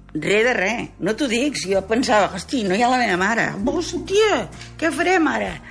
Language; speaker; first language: Catalan; native; Catalan